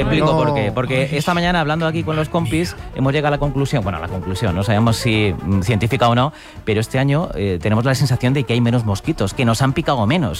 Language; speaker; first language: Spanish; native; Spanish